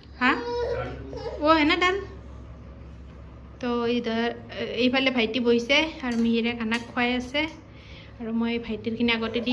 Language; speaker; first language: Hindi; non-native, local second language; Assamese